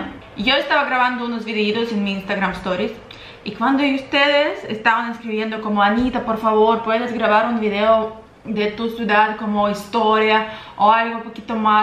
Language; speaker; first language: Spanish; non-native, fluent; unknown